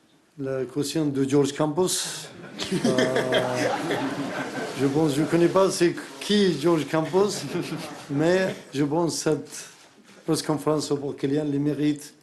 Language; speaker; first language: French; non-native, learner; Arabic